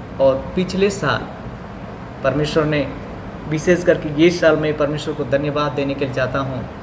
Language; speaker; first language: Hindi; non-native, local second language; Bhojpuri